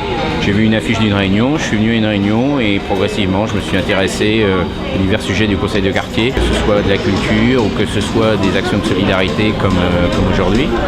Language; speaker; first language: French; native; French